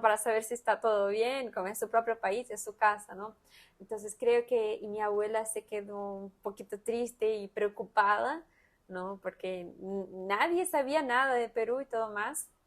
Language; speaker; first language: Spanish; non-native, fluent; Portuguese